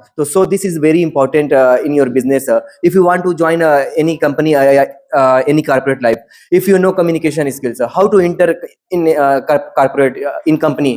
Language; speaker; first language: English; non-native, learner; Hindi